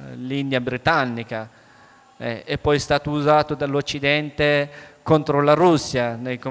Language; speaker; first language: Italian; early bilingual, other home language; Persian